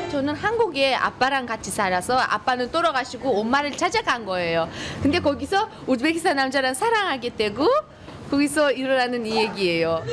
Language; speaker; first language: Korean; non-native, fluent; Uzbek